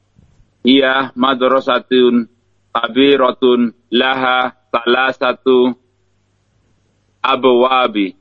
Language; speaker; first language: Arabic; non-native, learner; Indonesian